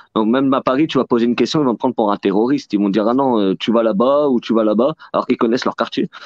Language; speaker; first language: French; native; French